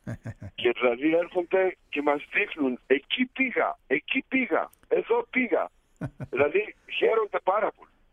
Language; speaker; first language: Greek; early bilingual, heritage; Greek